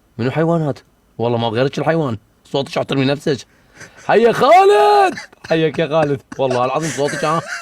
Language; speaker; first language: Arabic; native; Arabic